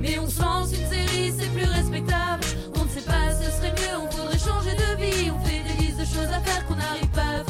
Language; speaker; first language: French; native; French